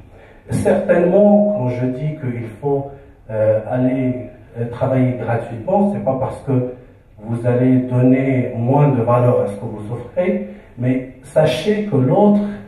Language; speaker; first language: French; non-native, local second language; Arabic